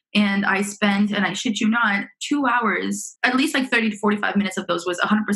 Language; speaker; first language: English; early bilingual, other home language; Romanian